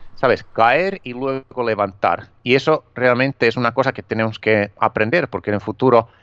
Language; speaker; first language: Spanish; non-native, fluent; Finnish